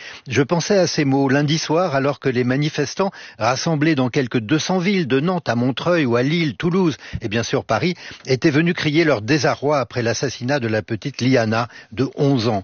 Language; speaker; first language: French; native; French